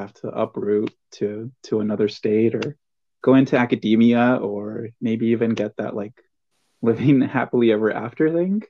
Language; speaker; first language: English; early bilingual, other home language; Spanish